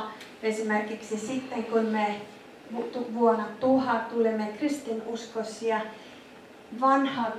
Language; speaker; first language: Finnish; non-native, fluent; Icelandic